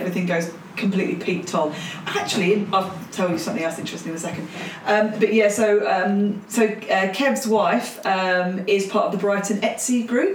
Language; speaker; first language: English; native; English